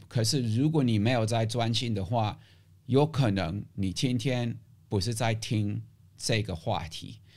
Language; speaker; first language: Chinese; non-native, fluent; English